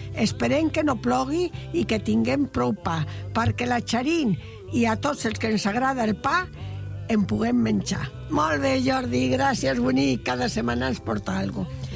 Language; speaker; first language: Catalan; non-native, local second language; Spanish